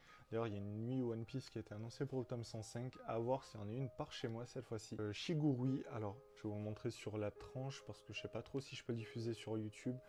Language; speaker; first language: French; native; French